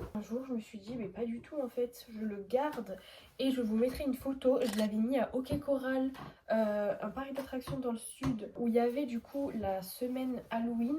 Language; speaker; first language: French; native; French